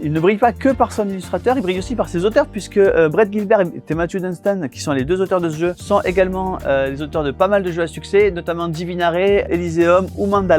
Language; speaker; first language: French; native; French